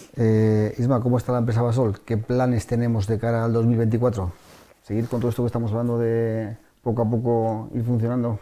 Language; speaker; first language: Spanish; native; Spanish